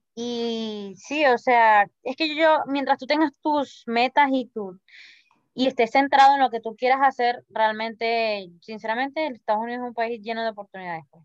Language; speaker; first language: Spanish; native; Spanish